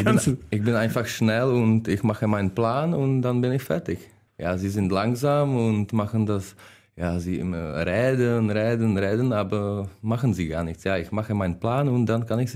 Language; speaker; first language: German; non-native, learner; Czech